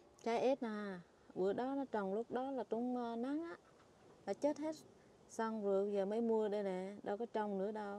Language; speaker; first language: Vietnamese; non-native, local second language; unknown